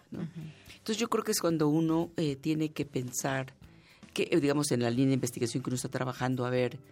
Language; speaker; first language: Spanish; native; Spanish